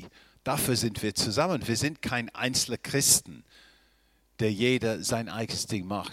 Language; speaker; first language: German; non-native, fluent; English